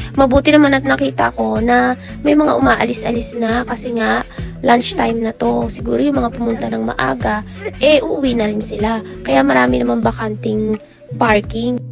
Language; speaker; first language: Filipino; native; Filipino